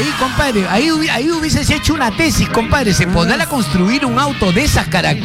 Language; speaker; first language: Spanish; native; Spanish